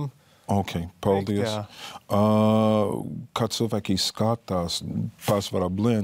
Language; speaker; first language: Latvian; non-native, fluent; English